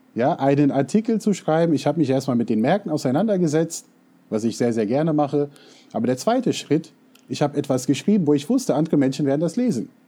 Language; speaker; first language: German; non-native, fluent; English